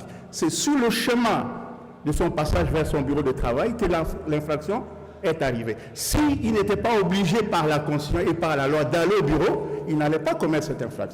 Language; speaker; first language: French; native; French